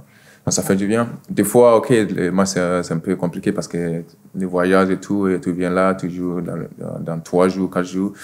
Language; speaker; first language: French; non-native, fluent; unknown